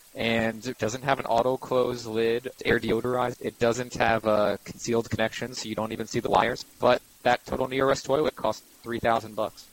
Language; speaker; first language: English; native; English